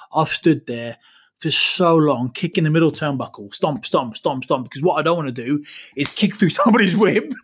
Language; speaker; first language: English; native; English